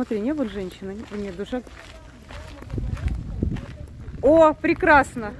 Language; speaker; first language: Russian; native; Russian